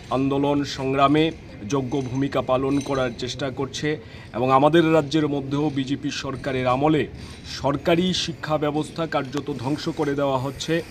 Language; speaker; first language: Bangla; native; Bangla